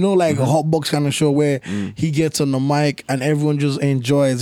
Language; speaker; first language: English; native; English